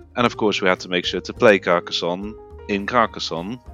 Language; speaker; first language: English; non-native, fluent; Dutch